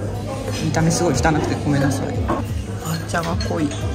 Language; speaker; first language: Japanese; native; Japanese